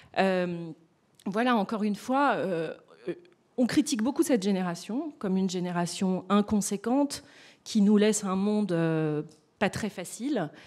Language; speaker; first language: French; native; French